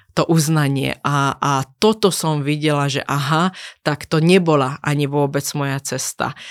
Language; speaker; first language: Slovak; non-native, local second language; Hungarian